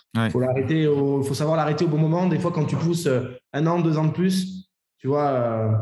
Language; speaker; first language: French; native; French